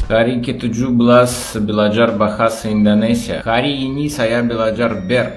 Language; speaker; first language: Indonesian; non-native, learner; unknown